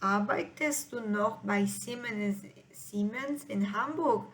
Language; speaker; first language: German; non-native, fluent; Portuguese